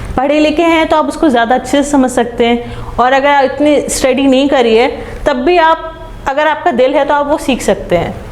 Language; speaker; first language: Hindi; native; Hindi